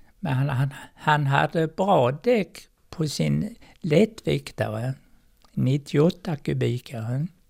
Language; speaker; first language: Swedish; native; Swedish